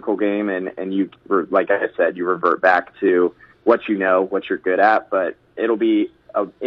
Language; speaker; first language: English; native; English